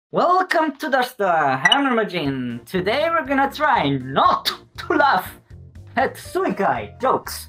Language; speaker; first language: English; non-native, fluent; Italian